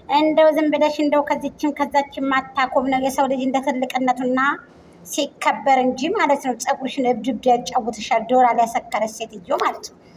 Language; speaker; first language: Amharic; native; Amharic